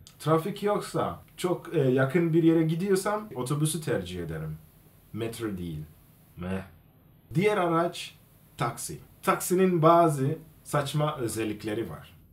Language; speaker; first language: Turkish; non-native, fluent; Swahili